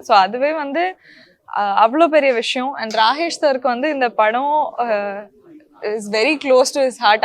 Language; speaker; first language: Tamil; native; Tamil